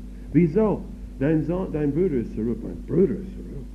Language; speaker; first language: German; non-native, fluent; English